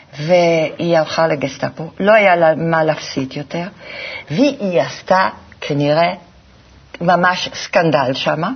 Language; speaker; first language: Hebrew; non-native, fluent; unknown